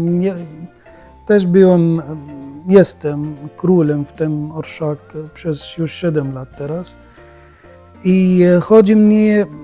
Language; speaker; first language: Polish; non-native, learner; Arabic